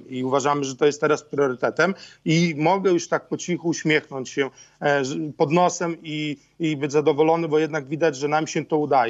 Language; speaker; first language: Polish; native; Polish